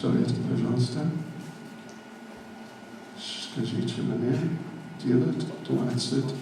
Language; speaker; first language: Russian; non-native, learner; English